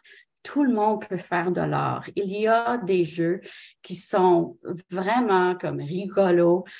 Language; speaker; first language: French; non-native, local second language; English